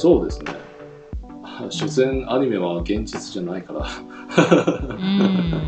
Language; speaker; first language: Japanese; non-native, fluent; Chinese